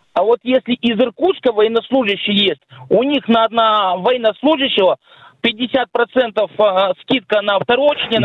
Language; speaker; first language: Russian; native; Russian